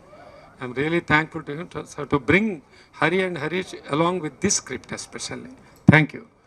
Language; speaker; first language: Telugu; native; Telugu